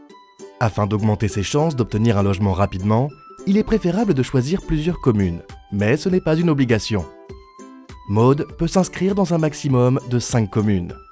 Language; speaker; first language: French; native; French